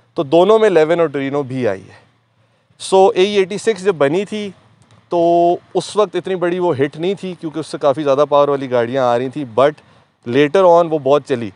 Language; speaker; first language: Urdu; native; Urdu